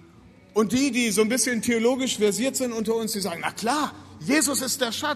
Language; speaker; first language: German; native; German